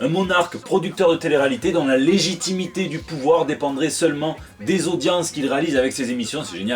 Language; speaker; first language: French; native; French